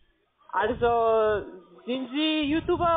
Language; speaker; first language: German; non-native, learner; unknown